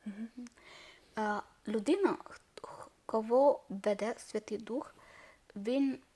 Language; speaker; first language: Ukrainian; non-native, learner; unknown